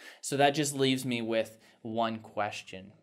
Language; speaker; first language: English; native; English